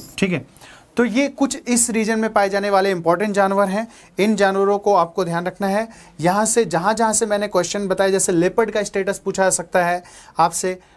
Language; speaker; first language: Hindi; native; Hindi